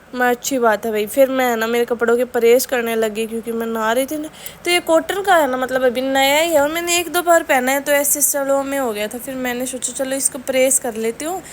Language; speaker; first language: Hindi; native; Hindi